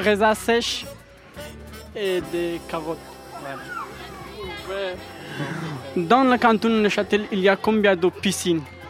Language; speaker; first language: French; non-native, learner; Pashto